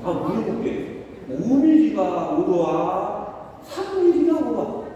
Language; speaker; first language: Korean; native; Korean